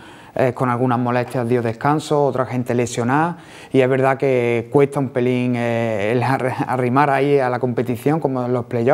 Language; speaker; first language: Spanish; native; Spanish